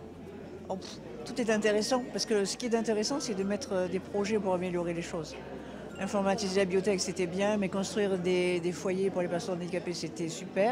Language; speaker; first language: French; native; French